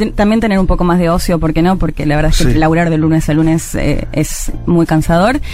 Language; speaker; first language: Spanish; native; Spanish